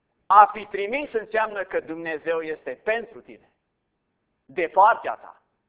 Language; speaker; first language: Romanian; non-native, fluent; English